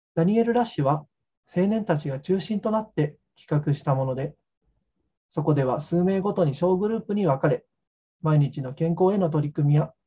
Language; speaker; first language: Japanese; native; Japanese